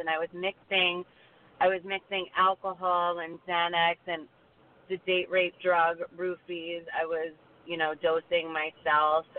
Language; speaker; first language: English; native; English